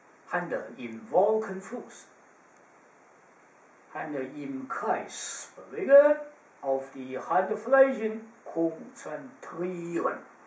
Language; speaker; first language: German; non-native, fluent; Chinese